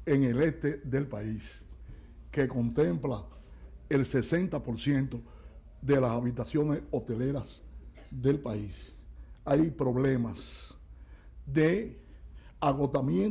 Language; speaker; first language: Spanish; native; Spanish